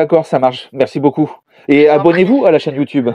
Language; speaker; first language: French; native; French